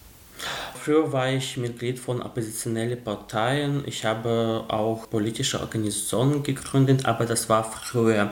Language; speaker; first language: German; non-native, fluent; Russian